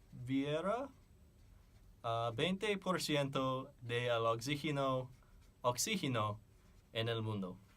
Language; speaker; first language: Spanish; non-native, learner; English